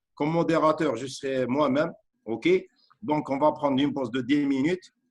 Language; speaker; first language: French; non-native, local second language; Arabic